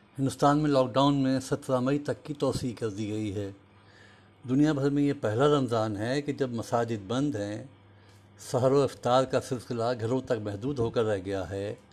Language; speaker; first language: Urdu; native; Urdu